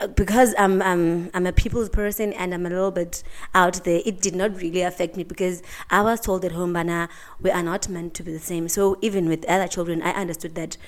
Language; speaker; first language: English; non-native, local second language; Xhosa